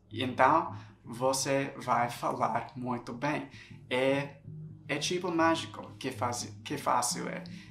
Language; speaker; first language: Portuguese; non-native, fluent; English